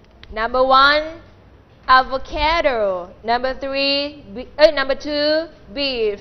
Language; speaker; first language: English; non-native, fluent; Thai